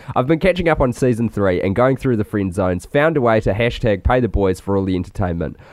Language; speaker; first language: English; native; English